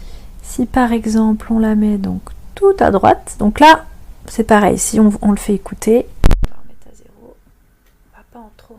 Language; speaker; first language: French; native; French